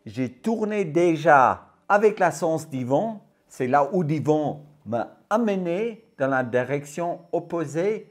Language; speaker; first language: French; non-native, fluent; Afrikaans